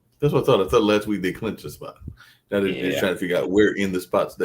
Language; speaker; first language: English; native; English